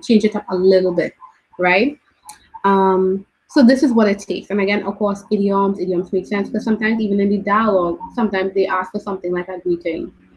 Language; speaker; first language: English; native; English